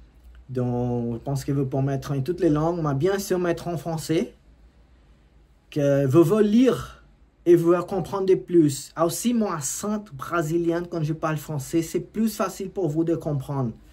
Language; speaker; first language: French; non-native, learner; Portuguese